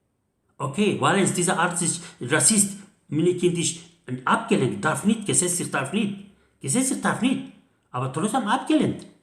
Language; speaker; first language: German; non-native, learner; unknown